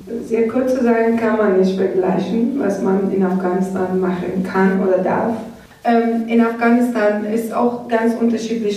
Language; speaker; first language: German; non-native, learner; Persian